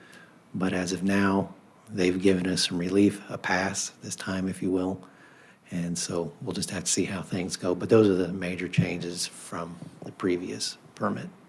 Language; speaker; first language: English; native; English